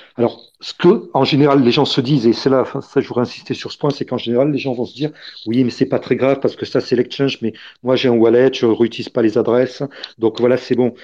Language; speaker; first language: French; native; French